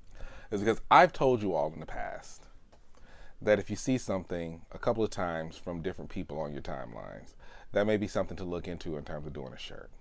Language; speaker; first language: English; native; English